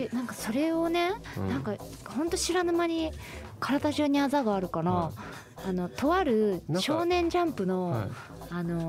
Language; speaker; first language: Japanese; native; Japanese